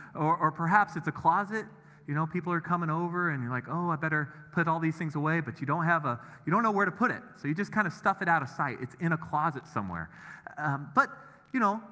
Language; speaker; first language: English; native; English